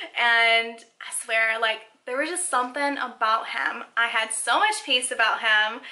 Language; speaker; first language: English; native; English